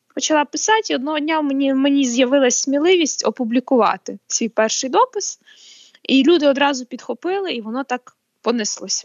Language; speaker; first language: Ukrainian; native; Ukrainian